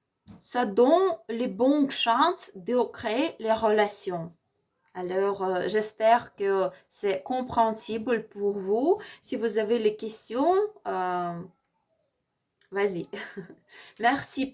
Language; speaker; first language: French; non-native, learner; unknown